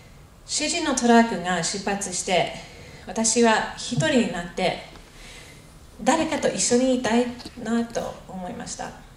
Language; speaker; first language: Japanese; non-native, fluent; English